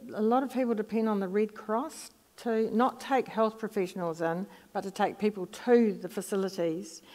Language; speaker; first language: English; native; English